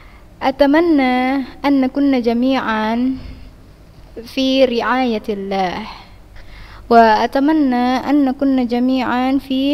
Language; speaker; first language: Arabic; non-native, fluent; Indonesian